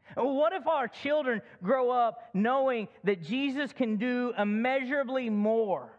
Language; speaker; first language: English; native; English